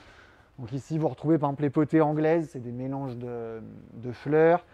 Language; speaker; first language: French; native; French